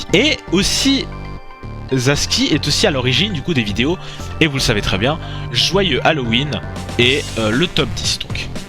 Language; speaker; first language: French; native; French